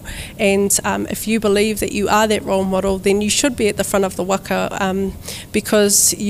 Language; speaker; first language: English; native; English